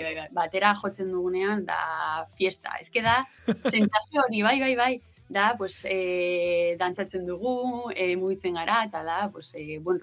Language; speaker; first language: Basque; non-native, local second language; Spanish